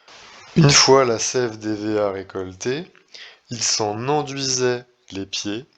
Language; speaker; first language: French; native; French